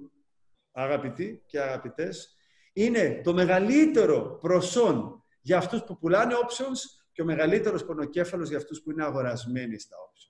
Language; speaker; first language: Greek; native; Greek